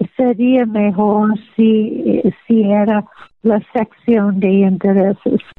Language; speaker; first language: Spanish; non-native, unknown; English